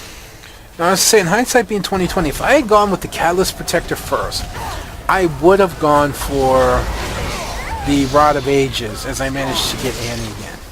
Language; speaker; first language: English; native; English